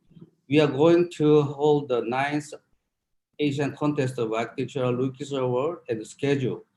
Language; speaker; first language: English; non-native, fluent; Korean